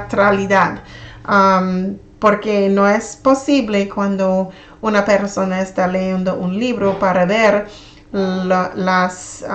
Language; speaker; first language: Spanish; non-native, learner; English